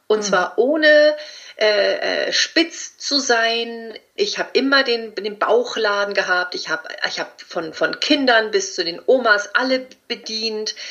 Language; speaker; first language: German; early bilingual, other home language; Spanish